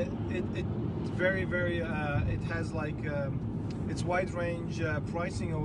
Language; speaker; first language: English; non-native, fluent; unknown